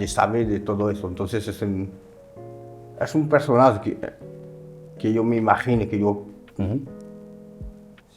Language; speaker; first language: Spanish; non-native, learner; French